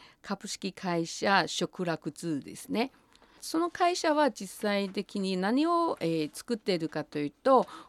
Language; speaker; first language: Japanese; non-native, fluent; Chinese